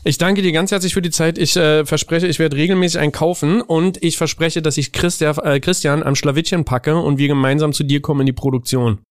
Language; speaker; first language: German; native; German